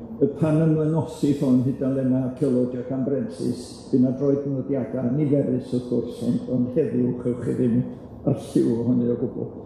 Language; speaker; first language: Welsh; native; Welsh